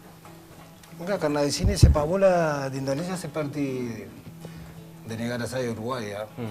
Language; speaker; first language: Indonesian; non-native, learner; Spanish